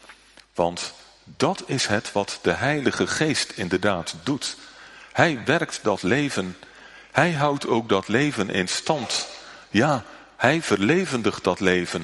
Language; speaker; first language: Dutch; native; Dutch